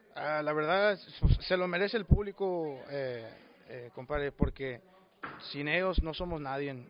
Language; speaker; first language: Spanish; early bilingual, heritage; Spanish